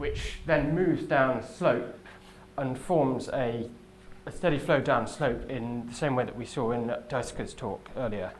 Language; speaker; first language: English; native; English